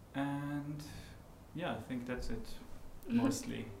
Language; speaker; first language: English; non-native, fluent; German